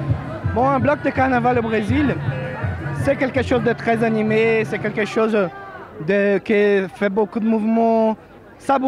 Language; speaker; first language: French; native; French